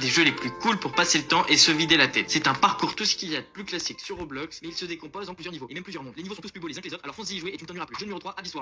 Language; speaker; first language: French; native; French